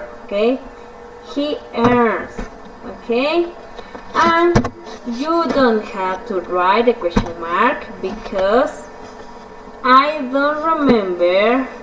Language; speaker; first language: English; non-native, fluent; Spanish